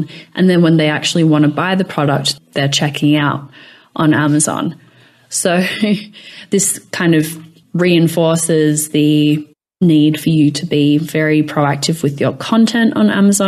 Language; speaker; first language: English; native; English